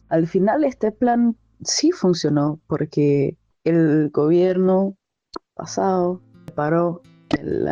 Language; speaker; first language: Spanish; non-native, fluent; German